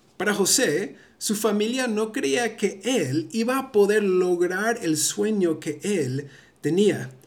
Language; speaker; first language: Spanish; early bilingual, heritage; Spanish